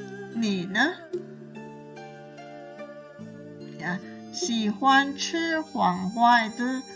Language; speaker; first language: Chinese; non-native, fluent; Indonesian